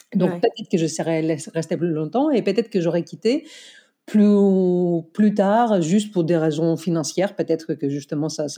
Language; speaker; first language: French; non-native, fluent; Greek